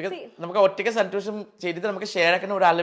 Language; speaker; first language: Malayalam; non-native, fluent; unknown